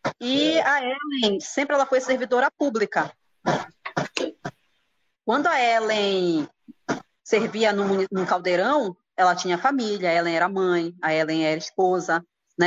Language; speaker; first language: Portuguese; native; Portuguese